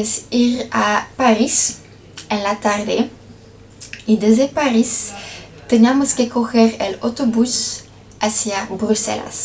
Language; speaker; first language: Spanish; non-native, learner; Dutch